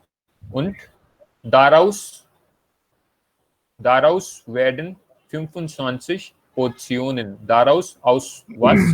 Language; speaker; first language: German; non-native, fluent; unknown